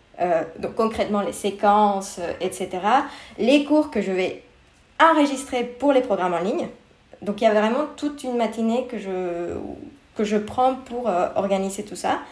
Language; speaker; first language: French; non-native, fluent; Spanish